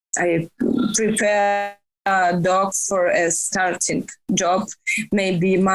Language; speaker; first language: English; non-native, learner; Ukrainian